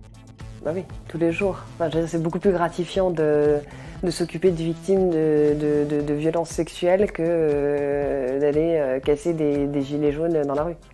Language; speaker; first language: French; native; French